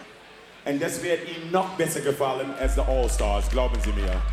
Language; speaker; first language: German; non-native, fluent; English